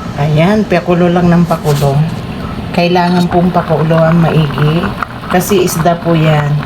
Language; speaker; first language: Filipino; non-native, local second language; Iloko